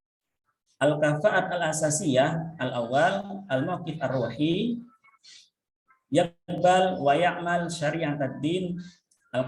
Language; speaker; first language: Arabic; non-native, fluent; Indonesian